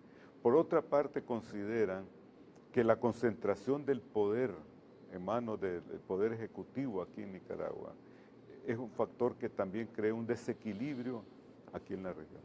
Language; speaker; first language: Spanish; native; Spanish